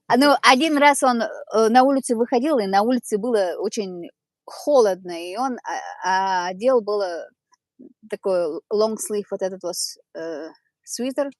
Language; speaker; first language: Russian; non-native, local second language; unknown